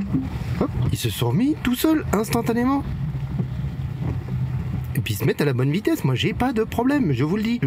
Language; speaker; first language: French; native; French